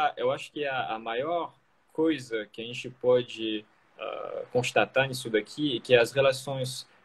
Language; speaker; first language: Portuguese; non-native, fluent; French